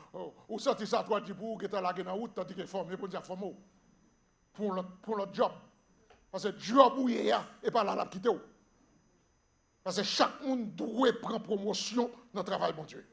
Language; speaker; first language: French; non-native, local second language; Haitian Creole